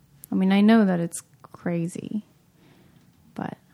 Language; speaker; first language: English; non-native, fluent; Japanese